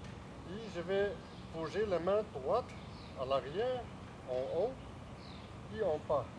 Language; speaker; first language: French; non-native, learner; Chinese